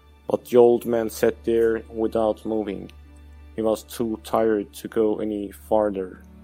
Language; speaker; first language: English; non-native, fluent; Azerbaijani